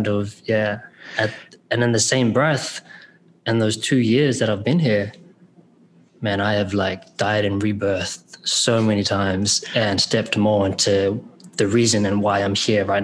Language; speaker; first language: English; native; English